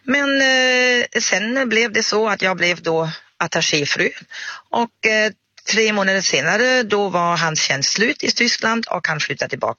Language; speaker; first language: Swedish; non-native, fluent; German